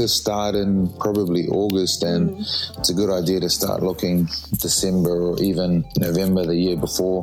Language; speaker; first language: English; native; English